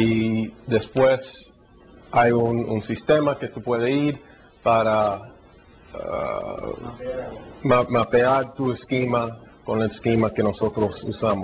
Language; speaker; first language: Spanish; early bilingual, heritage; Spanish